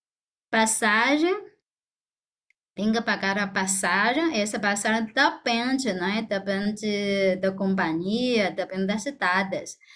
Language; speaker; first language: Portuguese; non-native, fluent; Chinese